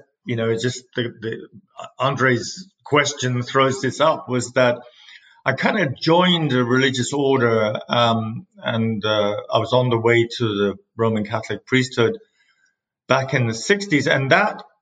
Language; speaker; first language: English; native; English